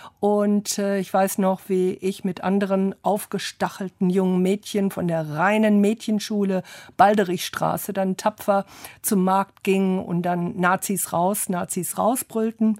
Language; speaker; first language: German; early bilingual, other home language; English